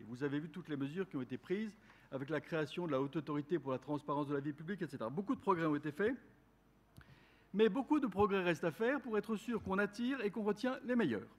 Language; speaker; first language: French; native; French